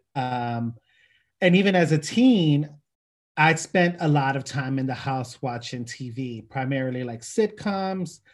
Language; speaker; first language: English; native; English